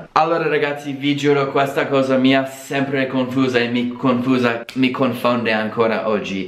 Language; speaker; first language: Italian; non-native, fluent; English